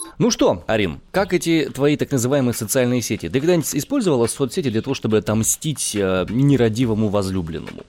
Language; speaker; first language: Russian; native; Russian